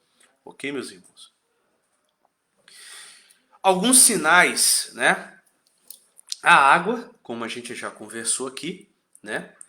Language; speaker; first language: Portuguese; native; Portuguese